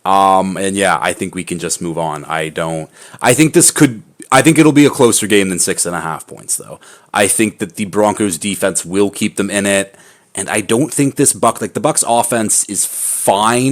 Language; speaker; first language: English; native; English